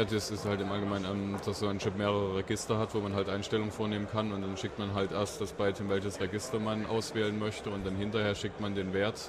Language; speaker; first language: German; native; German